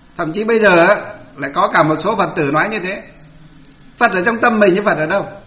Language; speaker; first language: Vietnamese; native; Vietnamese